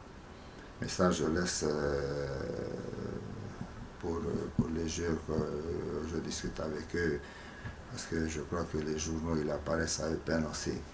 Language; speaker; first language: French; non-native, fluent; Hungarian